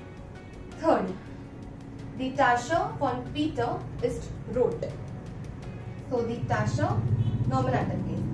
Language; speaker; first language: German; non-native, fluent; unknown